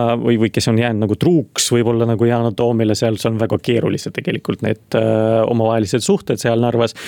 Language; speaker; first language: Estonian; non-native, local second language; Russian